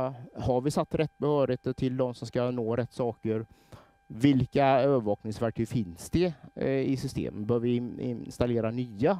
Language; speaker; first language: Swedish; native; Swedish